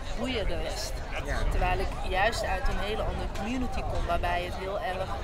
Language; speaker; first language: Dutch; native; Dutch